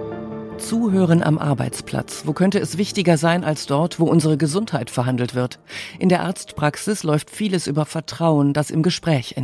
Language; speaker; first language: German; native; German